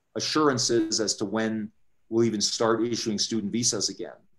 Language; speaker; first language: English; early bilingual, other home language; Spanish